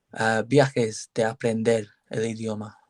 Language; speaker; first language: Spanish; non-native, learner; English